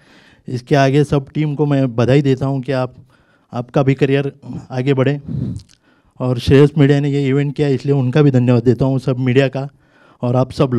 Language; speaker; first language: Hindi; non-native, local second language; Marathi